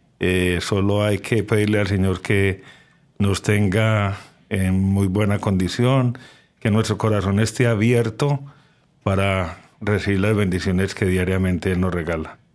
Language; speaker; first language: Spanish; native; Spanish